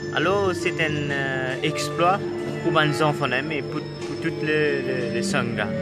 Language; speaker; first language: French; non-native, learner; Morisyen